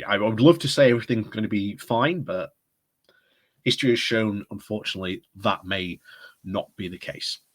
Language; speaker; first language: English; native; English